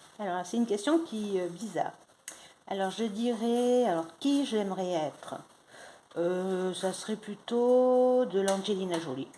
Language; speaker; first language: French; non-native, fluent; Spanish